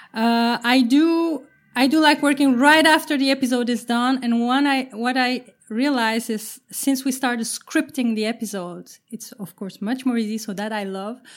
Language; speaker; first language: English; non-native, fluent; Turkish